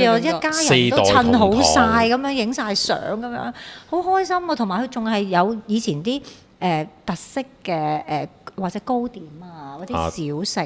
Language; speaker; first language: Cantonese; native; Cantonese